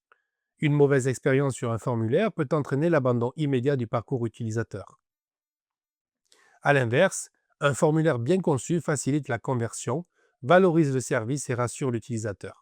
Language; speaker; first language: French; native; French